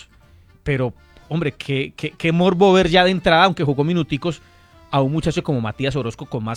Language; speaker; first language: Spanish; native; Spanish